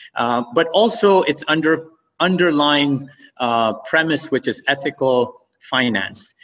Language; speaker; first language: English; non-native, fluent; Arabic